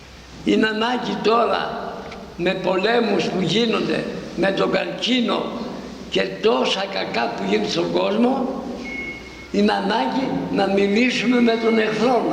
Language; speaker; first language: Greek; native; Greek